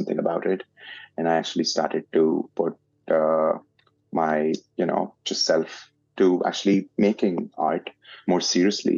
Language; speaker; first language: English; non-native, local second language; Hindi